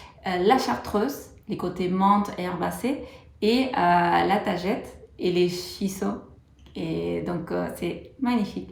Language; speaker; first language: French; non-native, fluent; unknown